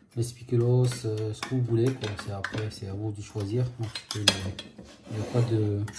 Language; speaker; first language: French; non-native, local second language; Arabic